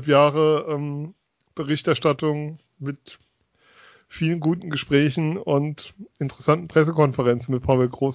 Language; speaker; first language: German; native; German